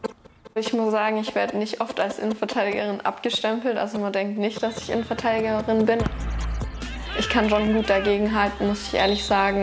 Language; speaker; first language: German; native; German